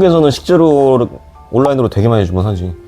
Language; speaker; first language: Korean; native; Korean